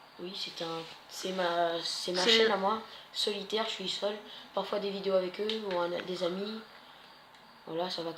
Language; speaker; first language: French; native; French